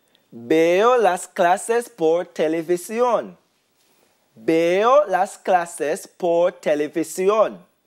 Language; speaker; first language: Spanish; non-native, fluent; English